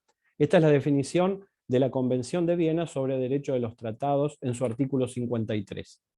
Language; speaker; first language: Spanish; native; Spanish